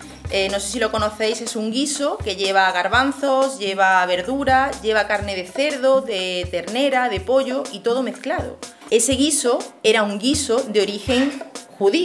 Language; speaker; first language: Spanish; native; Spanish